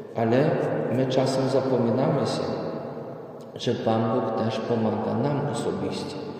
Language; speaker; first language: Polish; non-native, local second language; Ukrainian